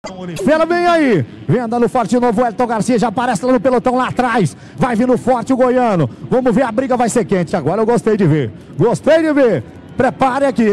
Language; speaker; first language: Portuguese; native; Portuguese